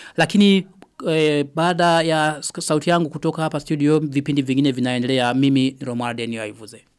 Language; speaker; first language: Swahili; non-native, local second language; Rundi